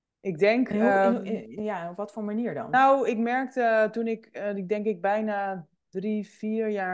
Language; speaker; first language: Dutch; native; Dutch